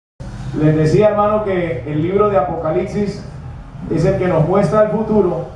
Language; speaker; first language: Spanish; native; Spanish